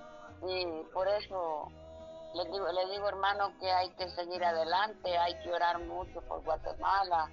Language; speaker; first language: Spanish; native; Spanish